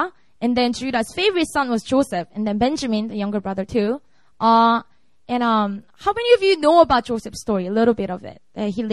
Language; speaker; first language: English; non-native, fluent; Korean